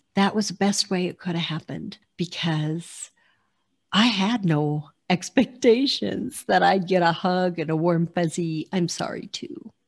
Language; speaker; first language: English; early bilingual, other home language; Italian